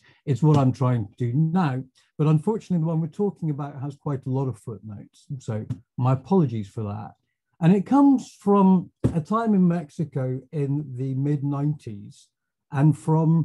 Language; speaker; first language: English; native; English